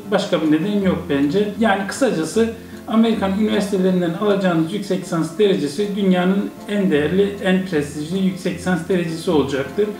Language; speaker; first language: Turkish; native; Turkish